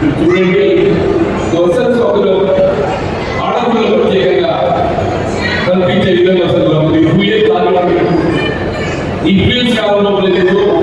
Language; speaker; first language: Telugu; native; Telugu